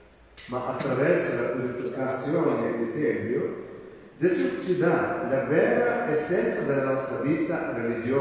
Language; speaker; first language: Italian; non-native, fluent; Malayalam